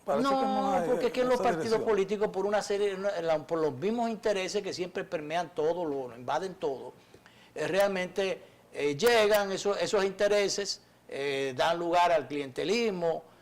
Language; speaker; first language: Spanish; native; Spanish